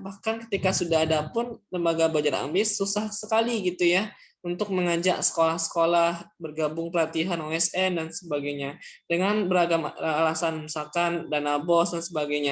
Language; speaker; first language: Indonesian; non-native, local second language; Minangkabau